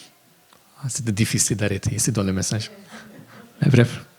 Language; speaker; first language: French; non-native, fluent; English